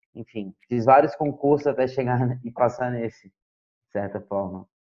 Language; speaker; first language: Portuguese; native; Portuguese